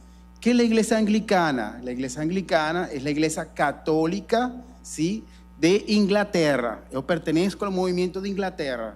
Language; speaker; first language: Portuguese; non-native, learner; Spanish